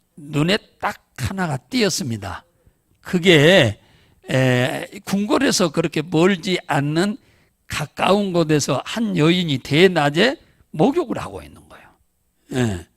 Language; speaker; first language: Korean; native; Korean